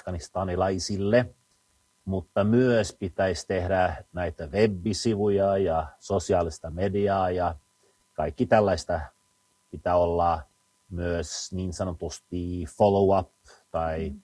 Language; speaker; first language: Finnish; early bilingual, heritage; Finnish